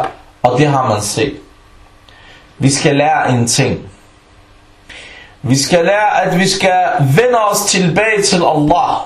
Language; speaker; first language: Danish; non-native, fluent; Arabic